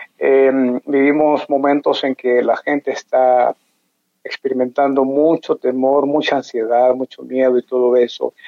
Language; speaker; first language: Spanish; native; Spanish